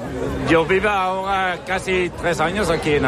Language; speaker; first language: Spanish; non-native, learner; Dutch